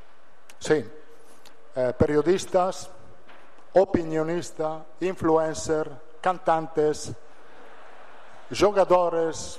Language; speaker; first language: Portuguese; non-native, fluent; Italian